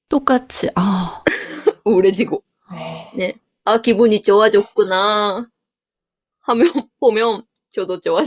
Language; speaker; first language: Korean; non-native, fluent; Japanese